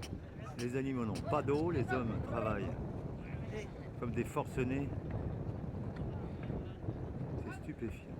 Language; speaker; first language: French; native; French